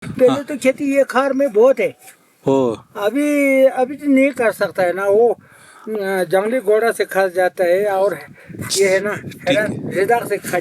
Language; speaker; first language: Hindi; non-native, local second language; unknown